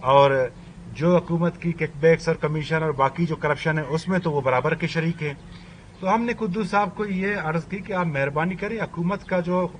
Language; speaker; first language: Urdu; non-native, local second language; Baluchi